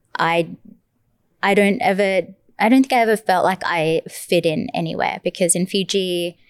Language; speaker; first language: English; early bilingual, other home language; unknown